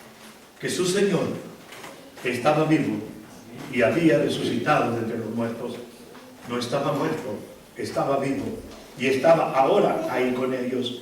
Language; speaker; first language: Spanish; native; Spanish